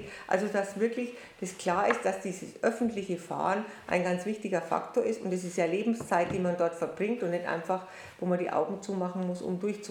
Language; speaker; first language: German; native; German